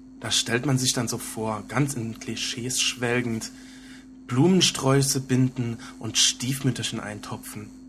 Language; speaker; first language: German; native; German